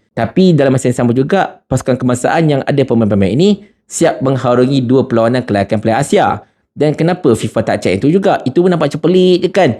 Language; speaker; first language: Malay; native; Malay